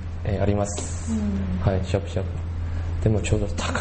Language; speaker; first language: Japanese; non-native, learner; Chinese